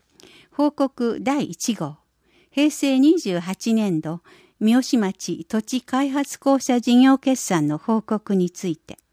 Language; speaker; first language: Japanese; native; Japanese